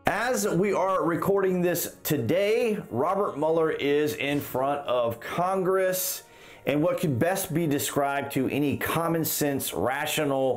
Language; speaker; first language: English; native; English